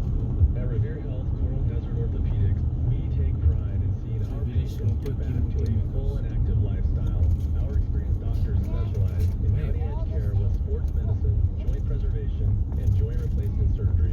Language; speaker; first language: English; native; English